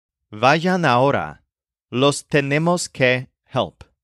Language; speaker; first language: Spanish; non-native, fluent; English